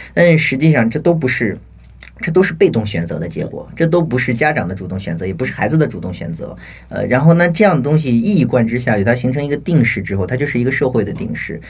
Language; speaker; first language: Chinese; native; Chinese